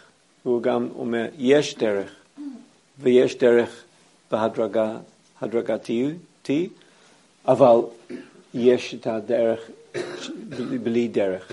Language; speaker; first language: Hebrew; non-native, fluent; English